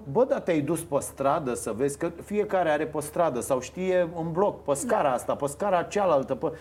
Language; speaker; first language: Romanian; native; Romanian